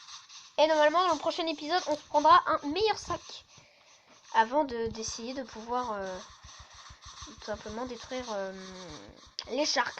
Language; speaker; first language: French; native; French